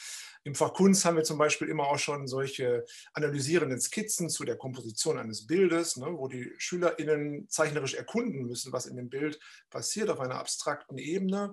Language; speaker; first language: German; native; German